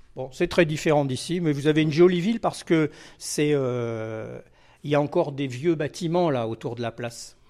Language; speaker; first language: French; native; French